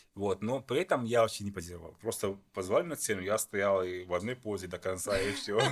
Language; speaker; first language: Russian; non-native, fluent; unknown